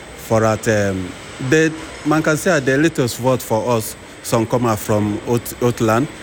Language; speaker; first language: Swedish; non-native, learner; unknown